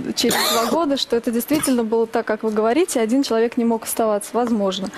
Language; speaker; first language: Russian; native; Russian